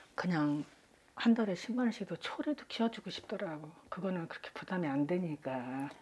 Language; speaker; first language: Korean; native; Korean